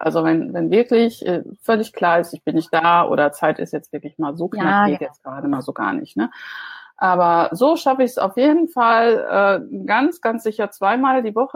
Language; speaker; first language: German; native; German